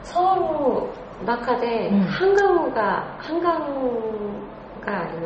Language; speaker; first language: Japanese; non-native, learner; Korean